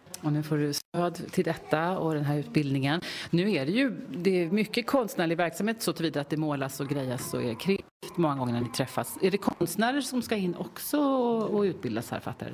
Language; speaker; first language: Swedish; native; Swedish